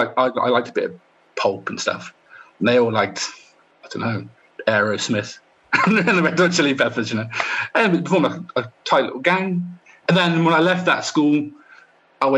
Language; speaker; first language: English; native; English